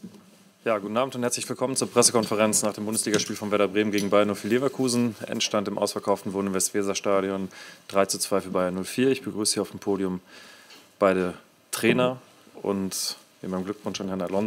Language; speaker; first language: German; native; German